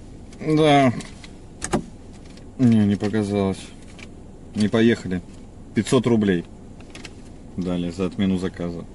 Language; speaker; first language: Russian; native; Russian